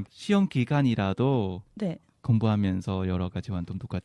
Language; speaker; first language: Korean; non-native, fluent; Vietnamese